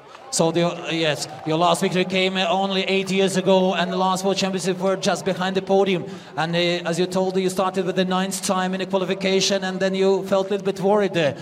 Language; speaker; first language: English; non-native, fluent; Latvian